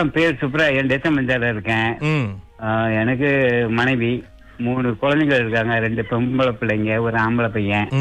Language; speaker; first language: Tamil; early bilingual, heritage; Tamil